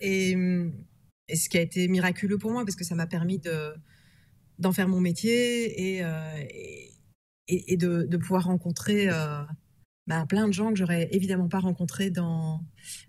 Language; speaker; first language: French; native; French